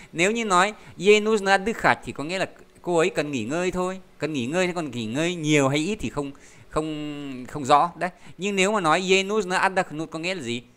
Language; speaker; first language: Vietnamese; native; Vietnamese